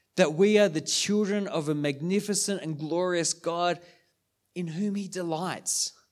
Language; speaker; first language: English; native; English